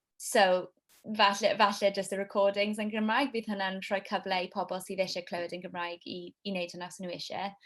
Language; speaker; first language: Welsh; non-native, local second language; English